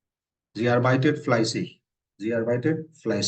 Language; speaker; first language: German; non-native, fluent; Hindi